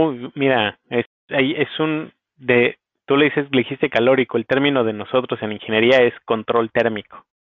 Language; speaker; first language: Spanish; native; Spanish